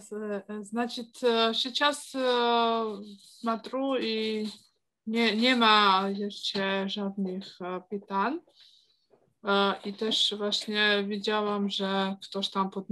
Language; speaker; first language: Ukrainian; non-native, learner; Polish